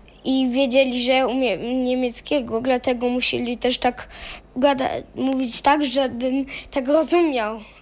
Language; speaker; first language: Polish; early bilingual, heritage; German